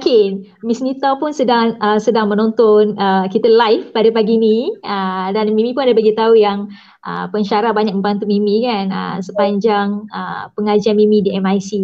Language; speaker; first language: Malay; native; Malay